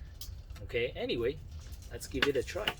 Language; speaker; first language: English; non-native, fluent; Chinese